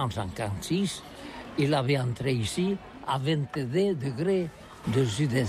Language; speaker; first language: French; non-native, learner; Catalan